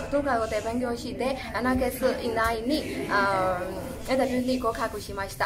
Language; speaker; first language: Japanese; non-native, learner; Burmese